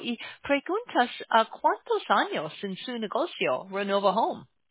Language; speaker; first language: Spanish; non-native, learner; English